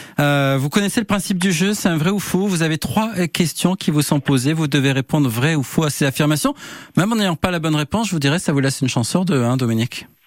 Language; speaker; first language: French; native; French